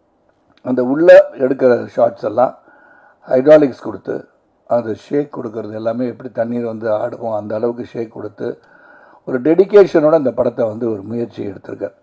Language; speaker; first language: Tamil; native; Tamil